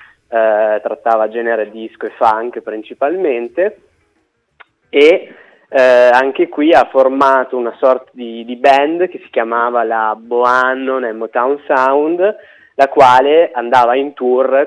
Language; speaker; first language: Italian; native; Italian